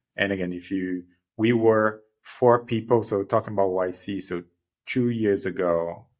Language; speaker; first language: English; non-native, fluent; Portuguese